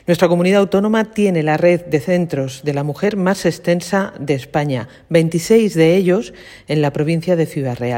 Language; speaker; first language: Spanish; native; Spanish